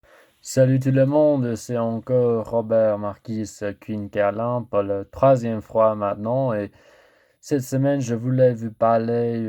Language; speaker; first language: French; non-native, learner; English